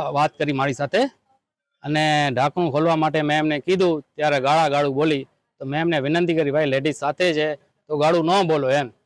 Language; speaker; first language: Gujarati; non-native, local second language; Sindhi